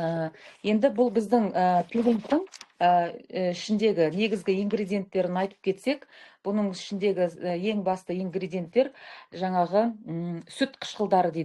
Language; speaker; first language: Kazakh; native; Kazakh